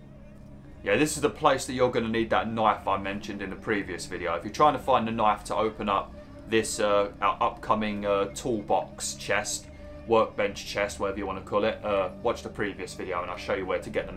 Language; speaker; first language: English; native; English